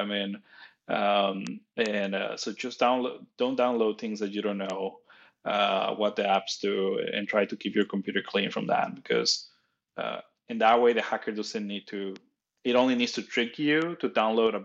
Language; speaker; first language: English; non-native, fluent; Spanish